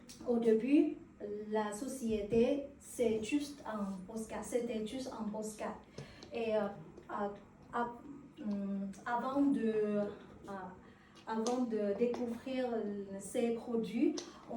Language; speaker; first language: French; non-native, learner; Vietnamese